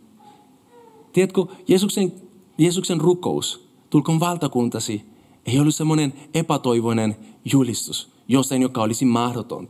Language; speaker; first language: Finnish; non-native, fluent; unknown